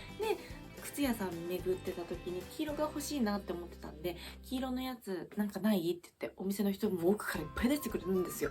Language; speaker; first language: Japanese; native; Japanese